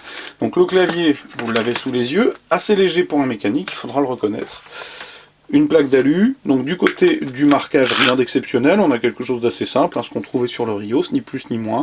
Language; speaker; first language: French; native; French